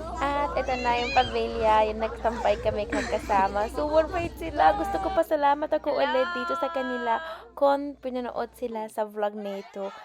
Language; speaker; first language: Filipino; non-native, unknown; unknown